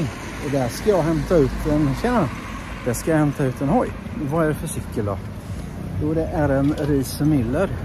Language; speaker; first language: Swedish; native; Swedish